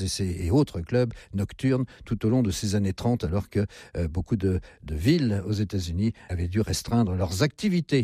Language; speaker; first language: French; native; French